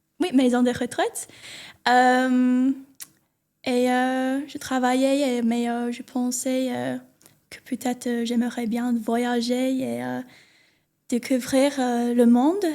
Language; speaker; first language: French; non-native, learner; English